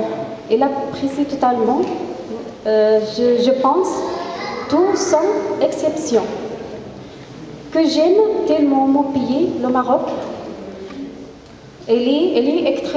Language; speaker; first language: French; non-native, learner; Arabic